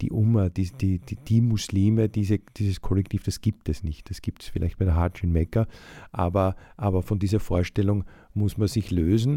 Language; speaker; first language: German; native; German